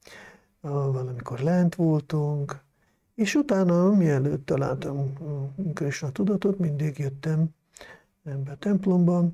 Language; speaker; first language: Hungarian; non-native, local second language; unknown